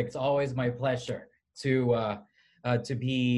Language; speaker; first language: English; non-native, local second language; Filipino